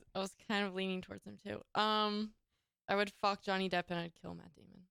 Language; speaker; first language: English; native; English